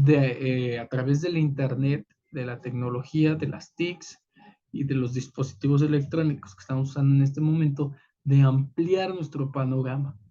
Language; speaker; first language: Spanish; native; Spanish